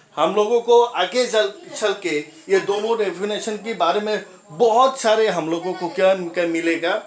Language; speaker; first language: Hindi; non-native, local second language; Assamese